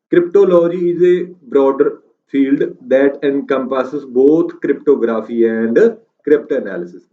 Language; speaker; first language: English; non-native, local second language; Punjabi